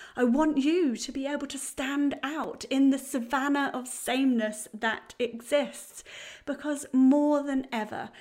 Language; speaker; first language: English; native; English